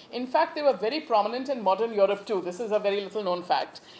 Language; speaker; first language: English; native; English